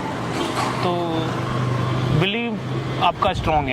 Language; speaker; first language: Hindi; native; Hindi